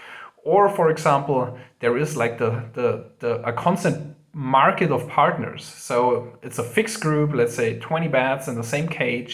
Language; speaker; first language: English; non-native, fluent; German